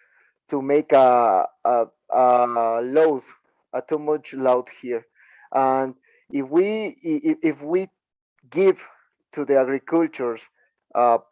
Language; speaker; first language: English; non-native, learner; Spanish